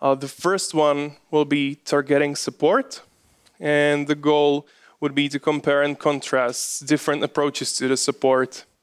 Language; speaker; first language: English; non-native, fluent; Czech